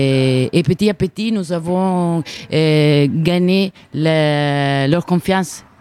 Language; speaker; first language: French; non-native, learner; Italian